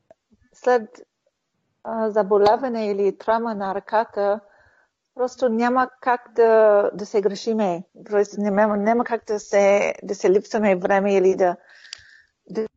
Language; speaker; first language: Bulgarian; early bilingual, heritage; Bulgarian